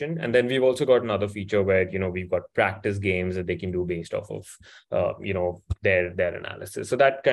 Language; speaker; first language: English; non-native, local second language; Hindi